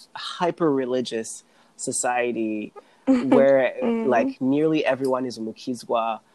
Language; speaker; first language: English; non-native, fluent; Rundi